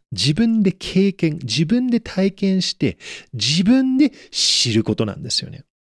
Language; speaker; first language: Japanese; native; Japanese